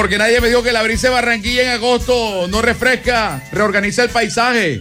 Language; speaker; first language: Spanish; native; Spanish